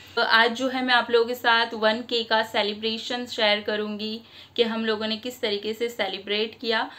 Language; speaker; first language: Hindi; non-native, local second language; Bangla